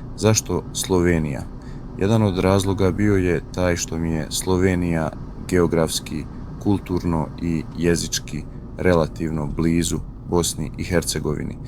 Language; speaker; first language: Bosnian; native; Bosnian